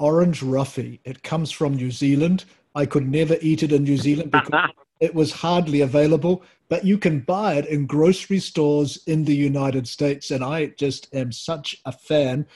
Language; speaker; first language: English; native; English